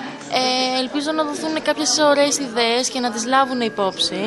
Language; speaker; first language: Greek; early bilingual, other home language; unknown